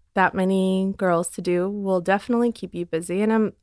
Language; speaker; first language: English; non-native, fluent; Armenian